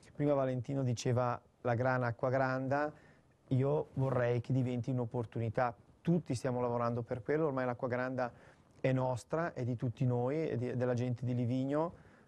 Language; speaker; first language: Italian; native; Italian